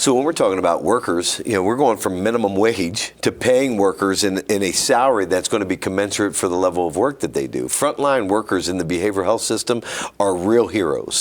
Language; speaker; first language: English; native; English